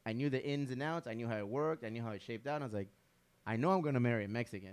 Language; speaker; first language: English; early bilingual, other home language; Spanish